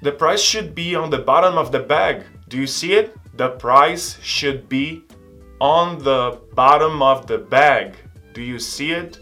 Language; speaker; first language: English; non-native, fluent; Portuguese